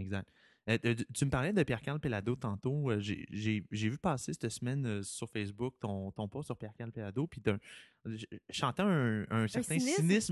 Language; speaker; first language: French; native; French